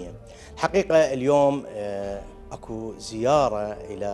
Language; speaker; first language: Arabic; native; Arabic